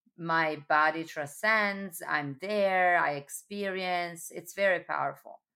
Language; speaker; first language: English; non-native, fluent; Italian